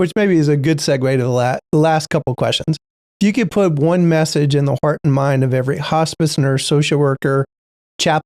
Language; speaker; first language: English; native; English